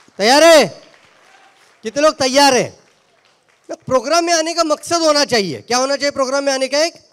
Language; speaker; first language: Hindi; non-native, local second language; Marathi